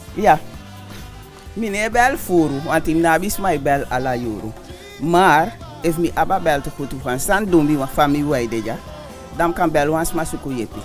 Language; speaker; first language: Dutch; non-native, local second language; Sranan Tongo